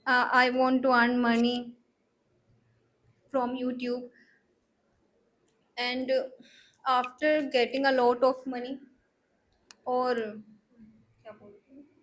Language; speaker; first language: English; non-native, learner; Hindi